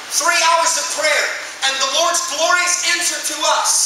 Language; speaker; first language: English; native; English